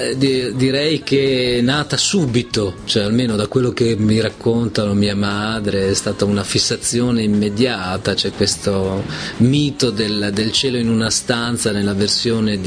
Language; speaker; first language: Italian; native; Italian